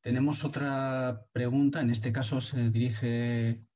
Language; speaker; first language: Spanish; non-native, local second language; Catalan